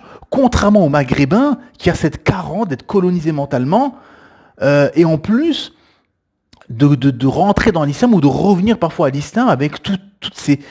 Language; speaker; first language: French; native; French